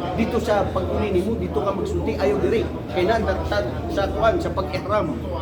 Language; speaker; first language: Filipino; non-native, local second language; Maranao